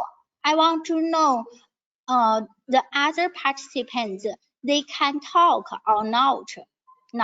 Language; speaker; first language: English; non-native, learner; Chinese